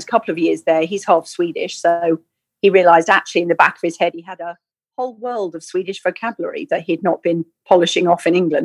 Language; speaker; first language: English; native; English